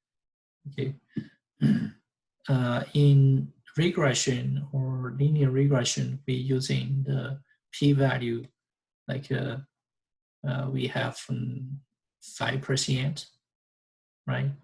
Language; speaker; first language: English; non-native, fluent; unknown